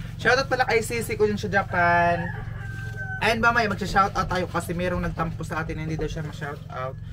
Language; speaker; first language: Filipino; non-native, local second language; Cebuano